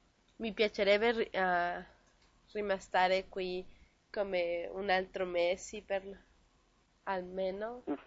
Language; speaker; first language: Italian; non-native, learner; Spanish